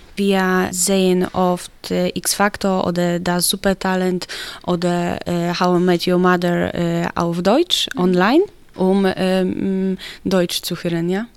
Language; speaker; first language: German; non-native, fluent; Polish